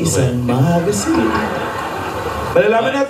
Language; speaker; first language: Filipino; native; Filipino